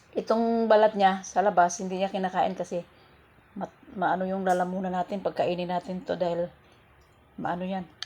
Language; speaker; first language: Filipino; non-native, local second language; Cebuano